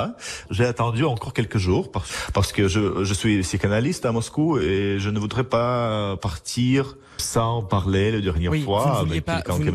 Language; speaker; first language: French; non-native, fluent; Russian